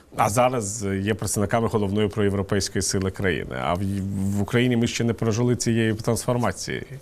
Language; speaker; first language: Ukrainian; native; Ukrainian